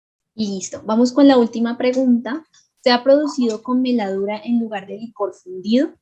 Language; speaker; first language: Spanish; native; Spanish